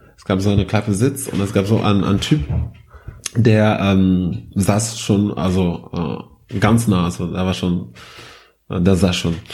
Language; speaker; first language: German; non-native, fluent; French